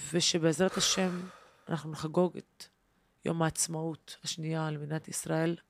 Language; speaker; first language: Hebrew; non-native, local second language; Arabic